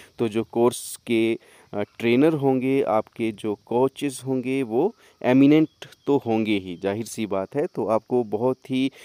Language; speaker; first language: Hindi; native; Hindi